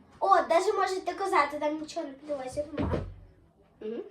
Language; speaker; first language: Ukrainian; non-native, local second language; Russian